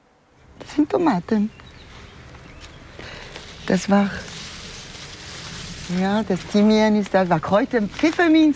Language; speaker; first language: German; non-native, fluent; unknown